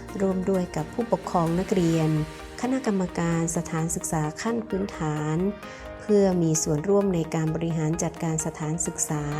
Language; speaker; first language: Thai; native; Thai